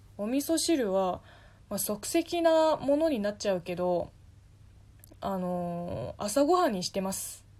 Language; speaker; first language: Japanese; non-native, fluent; Chinese